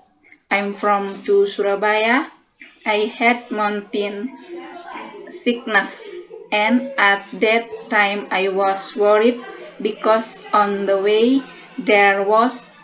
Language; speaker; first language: English; non-native, learner; Indonesian